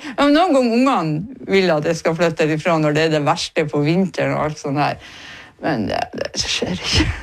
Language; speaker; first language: Norwegian; native; Norwegian